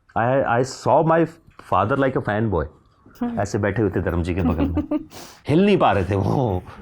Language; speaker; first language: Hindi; native; Hindi